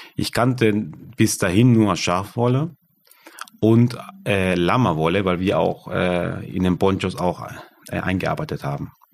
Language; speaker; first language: German; non-native, fluent; Spanish